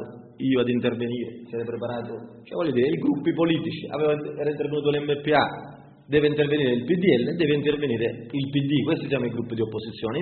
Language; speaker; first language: Italian; native; Italian